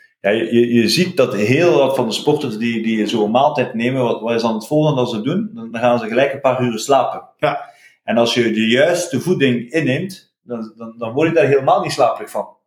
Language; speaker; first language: Dutch; native; Dutch